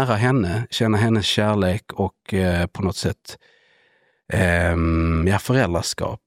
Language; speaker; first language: Swedish; native; Swedish